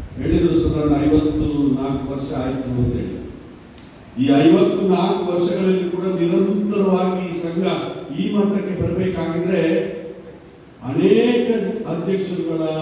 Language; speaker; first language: Kannada; native; Kannada